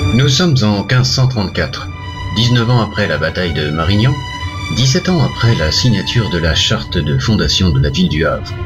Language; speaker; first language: French; native; French